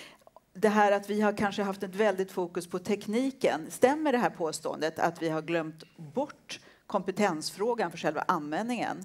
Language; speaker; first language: Swedish; native; Swedish